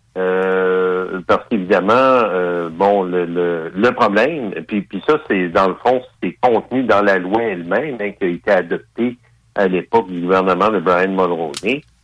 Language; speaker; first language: French; native; French